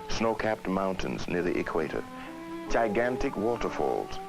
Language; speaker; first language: English; native; English